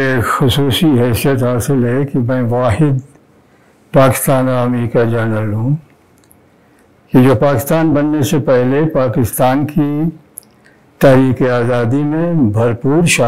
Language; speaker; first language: Urdu; native; Urdu